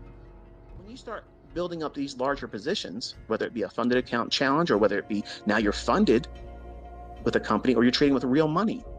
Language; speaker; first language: English; native; English